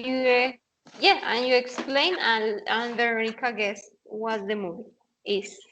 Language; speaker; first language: English; non-native, fluent; Spanish